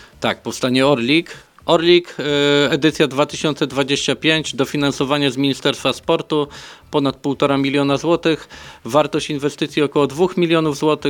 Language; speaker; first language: Polish; native; Polish